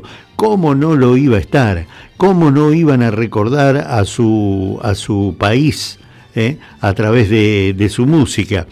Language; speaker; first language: Spanish; native; Spanish